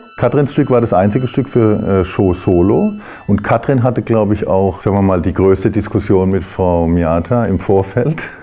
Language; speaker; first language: German; native; German